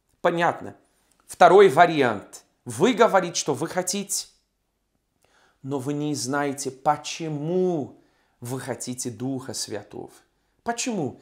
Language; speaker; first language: Russian; non-native, fluent; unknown